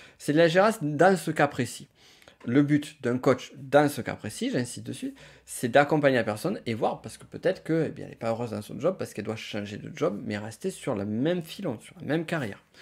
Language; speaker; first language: French; native; French